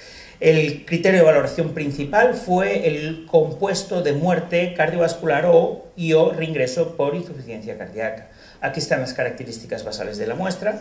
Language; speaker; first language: Spanish; native; Spanish